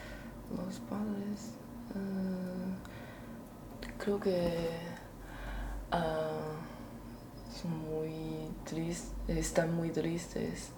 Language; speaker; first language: Spanish; non-native, learner; Chinese